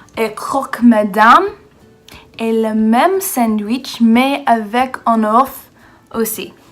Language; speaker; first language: French; non-native, learner; English